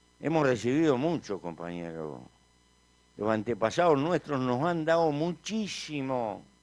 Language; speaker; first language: Spanish; native; Spanish